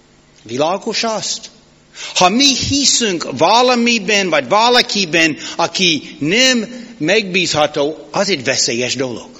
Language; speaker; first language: Hungarian; non-native, fluent; English